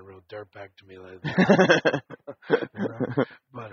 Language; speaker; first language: English; native; English